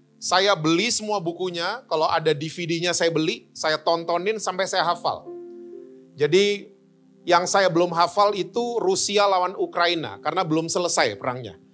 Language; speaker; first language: Indonesian; native; Indonesian